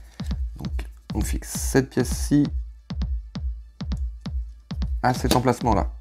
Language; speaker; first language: French; native; French